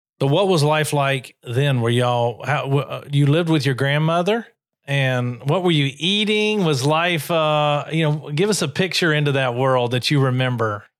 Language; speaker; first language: English; native; English